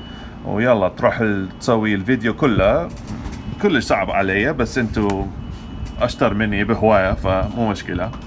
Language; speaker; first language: Arabic; non-native, fluent; English